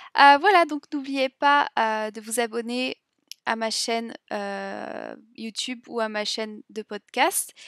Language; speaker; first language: French; native; French